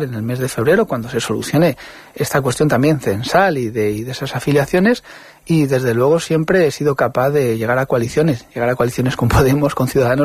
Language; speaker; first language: Spanish; native; Spanish